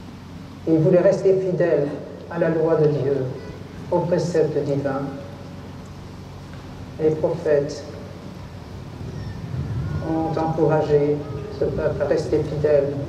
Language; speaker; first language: French; native; French